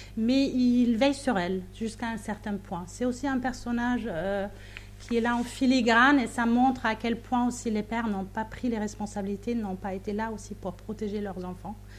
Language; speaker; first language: French; non-native, fluent; German